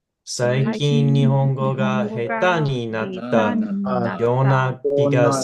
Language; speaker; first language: Japanese; non-native, learner; English